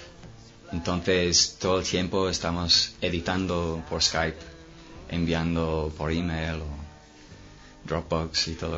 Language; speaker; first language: Spanish; non-native, fluent; English